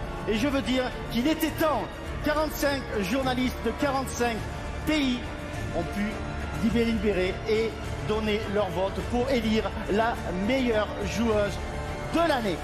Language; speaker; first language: French; native; French